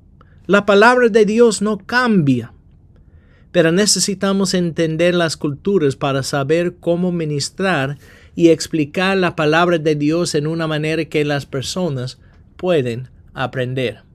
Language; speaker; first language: Spanish; non-native, fluent; English